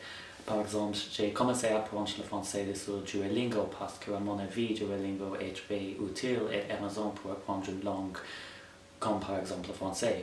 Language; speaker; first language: French; non-native, fluent; English